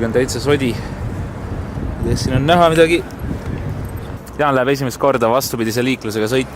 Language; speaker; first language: Estonian; native; Estonian